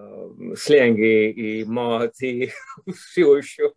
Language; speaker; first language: Russian; non-native, fluent; English